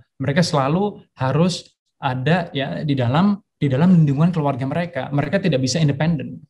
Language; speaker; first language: Indonesian; early bilingual, heritage; Indonesian